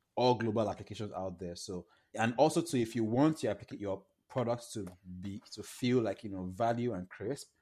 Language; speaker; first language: English; non-native, local second language; Yoruba